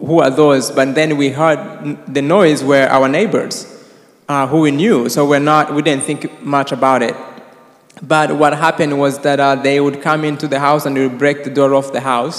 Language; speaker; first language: English; non-native, local second language; Kinyarwanda